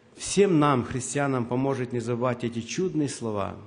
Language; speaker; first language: Russian; non-native, local second language; Ukrainian